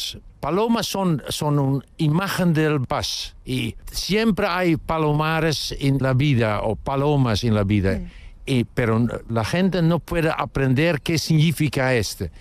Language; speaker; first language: Spanish; non-native, learner; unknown